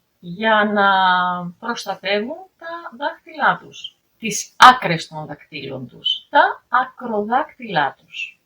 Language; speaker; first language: Greek; native; Greek